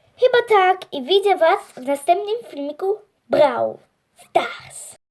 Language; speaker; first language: Polish; early bilingual, heritage; Polish